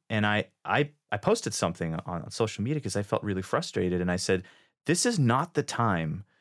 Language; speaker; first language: English; native; English